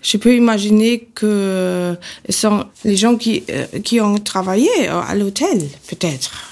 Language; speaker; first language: French; non-native, fluent; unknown